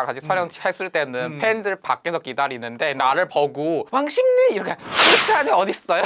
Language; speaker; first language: Korean; non-native, fluent; Chinese